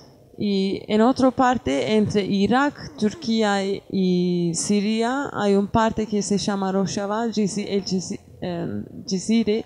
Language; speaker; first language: Spanish; non-native, learner; Kurdish